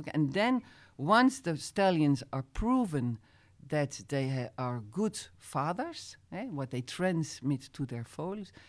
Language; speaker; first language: English; non-native, fluent; Dutch